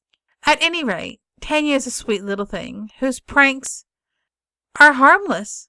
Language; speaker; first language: English; native; English